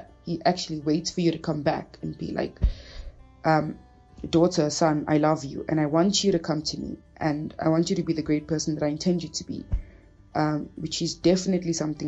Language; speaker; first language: English; early bilingual, other home language; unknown